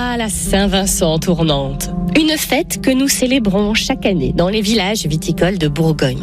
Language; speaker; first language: French; native; French